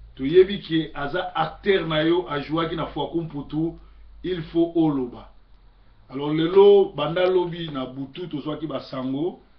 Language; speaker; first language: Lingala; native; Lingala